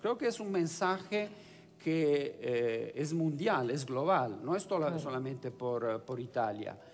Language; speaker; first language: Spanish; non-native, fluent; Italian